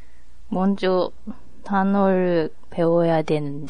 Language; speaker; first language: Korean; non-native, learner; Japanese